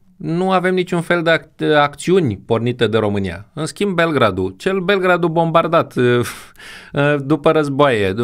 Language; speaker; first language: Romanian; native; Romanian